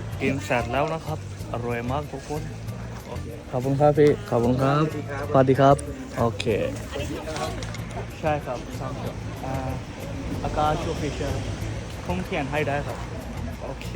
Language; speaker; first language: Thai; non-native, learner; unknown